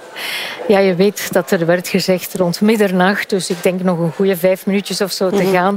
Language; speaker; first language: Dutch; native; Dutch